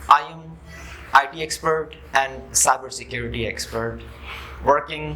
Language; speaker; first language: English; non-native, local second language; Sindhi